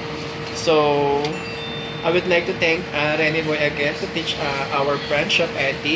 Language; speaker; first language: English; non-native, local second language; Filipino